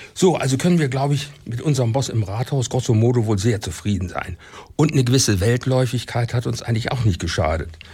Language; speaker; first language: German; native; German